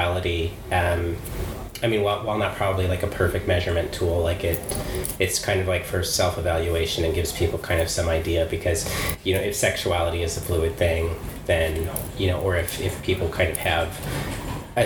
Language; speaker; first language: English; native; English